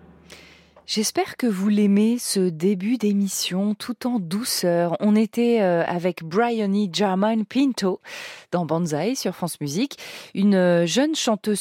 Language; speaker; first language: French; native; French